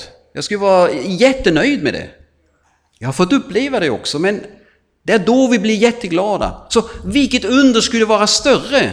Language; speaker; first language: Swedish; non-native, fluent; German